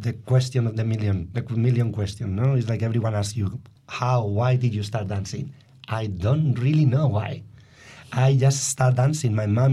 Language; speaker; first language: English; non-native, fluent; Spanish